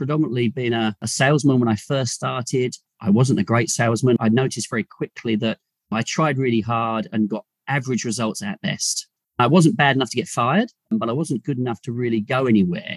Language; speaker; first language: English; native; English